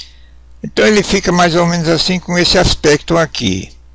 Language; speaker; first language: Portuguese; native; Portuguese